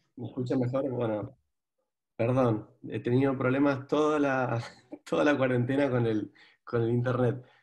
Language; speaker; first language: Spanish; native; Spanish